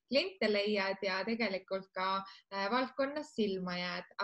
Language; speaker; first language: Estonian; native; Estonian